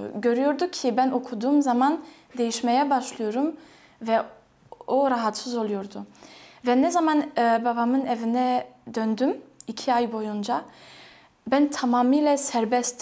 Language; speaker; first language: Turkish; non-native, fluent; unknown